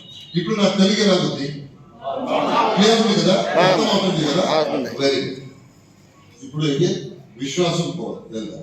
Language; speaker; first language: Telugu; non-native, fluent; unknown